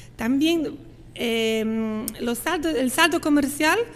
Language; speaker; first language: Spanish; non-native, fluent; Polish